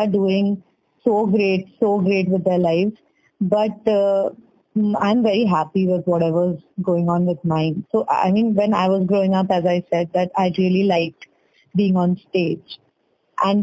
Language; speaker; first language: English; non-native, local second language; Bangla